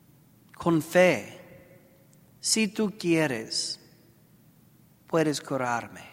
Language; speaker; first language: Spanish; non-native, learner; English